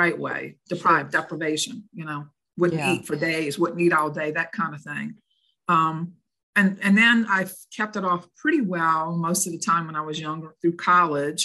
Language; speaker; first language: English; native; English